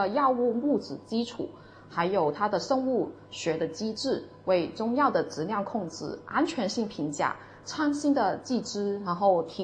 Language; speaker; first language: Chinese; non-native, local second language; Cantonese